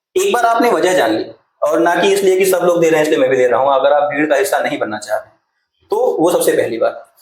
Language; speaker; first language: Hindi; native; Hindi